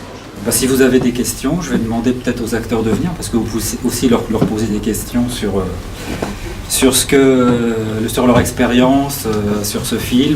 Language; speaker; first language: French; native; French